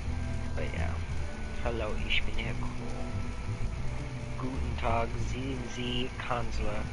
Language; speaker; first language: German; non-native, learner; English